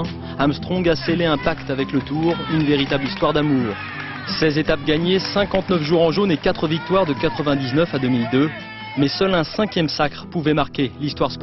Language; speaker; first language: French; native; French